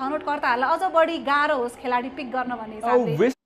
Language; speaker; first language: Nepali; native; Nepali